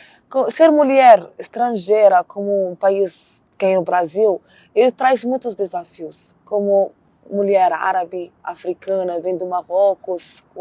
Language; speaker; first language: Portuguese; non-native, learner; Arabic